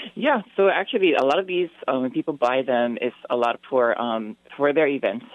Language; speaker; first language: English; native; English